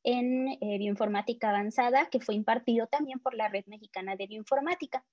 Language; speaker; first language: Spanish; native; Spanish